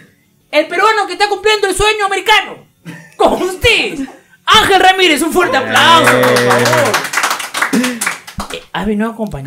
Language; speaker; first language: Spanish; native; Spanish